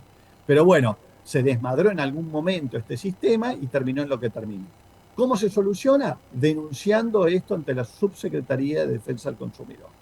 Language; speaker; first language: Spanish; native; Spanish